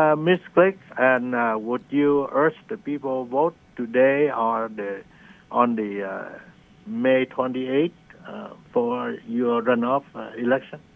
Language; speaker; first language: English; non-native, learner; Vietnamese